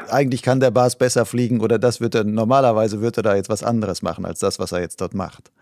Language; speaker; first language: German; native; German